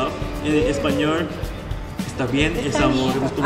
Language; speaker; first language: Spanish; non-native, fluent; Korean